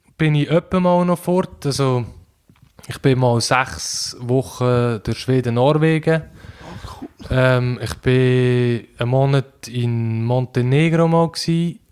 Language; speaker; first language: German; native; German